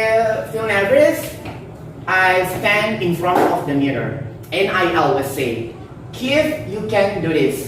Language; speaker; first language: English; non-native, learner; Indonesian